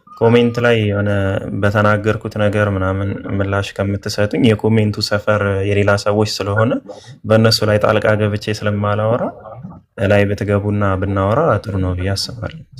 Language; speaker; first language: Amharic; native; Amharic